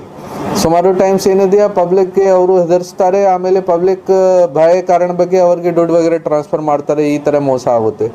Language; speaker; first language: Kannada; non-native, local second language; Hindi